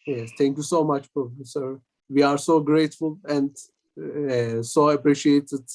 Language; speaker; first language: English; non-native, fluent; Turkish